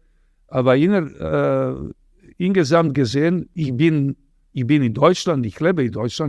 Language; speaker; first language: German; non-native, fluent; Serbian